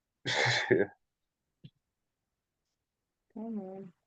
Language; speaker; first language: English; non-native, learner; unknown